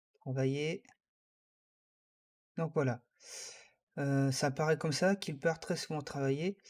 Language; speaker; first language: French; native; French